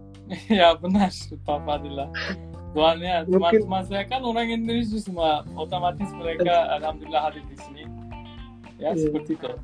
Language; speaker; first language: Indonesian; non-native, fluent; Turkish